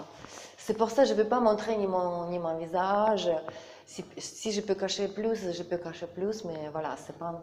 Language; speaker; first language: French; non-native, learner; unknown